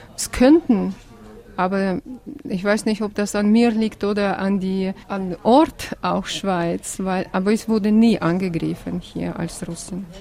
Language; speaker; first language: German; non-native, fluent; Russian